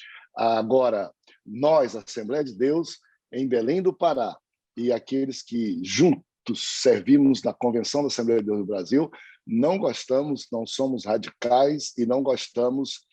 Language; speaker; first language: Portuguese; native; Portuguese